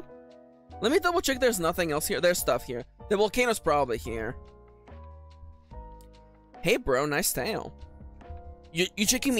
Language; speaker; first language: English; native; English